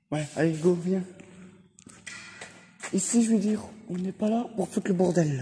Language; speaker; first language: French; native; French